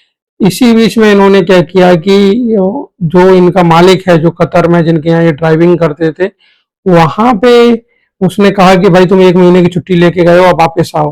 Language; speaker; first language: Hindi; native; Hindi